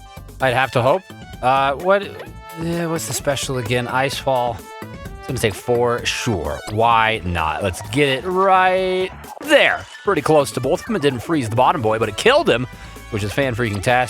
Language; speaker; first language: English; native; English